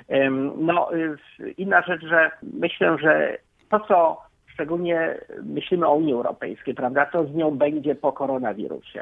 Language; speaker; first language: Polish; native; Polish